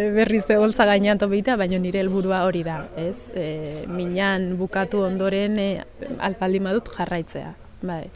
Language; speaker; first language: Basque; early bilingual, other home language; Sidamo